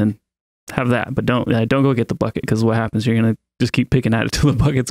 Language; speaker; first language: English; native; English